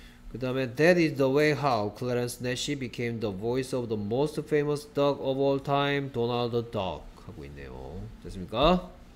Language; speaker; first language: English; non-native, fluent; Korean